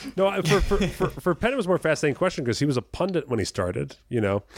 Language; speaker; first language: English; native; English